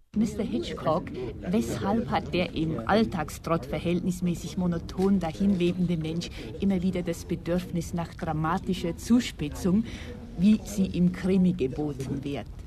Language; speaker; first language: German; native; German